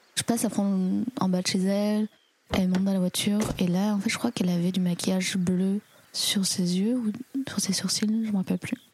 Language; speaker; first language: French; early bilingual, other home language; Chinese